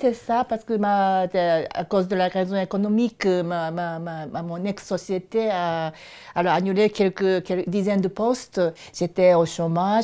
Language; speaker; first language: French; non-native, fluent; Japanese